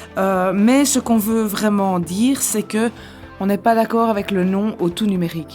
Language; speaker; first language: French; native; French